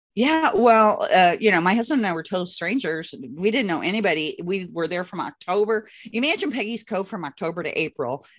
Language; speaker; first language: English; native; English